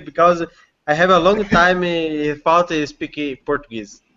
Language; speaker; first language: English; non-native, learner; Portuguese